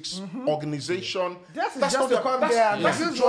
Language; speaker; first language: English; non-native, local second language; Ibibio